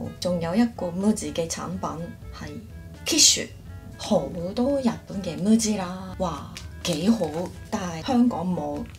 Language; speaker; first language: Cantonese; non-native, fluent; Japanese